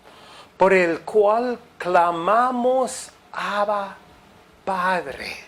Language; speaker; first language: Spanish; non-native, fluent; English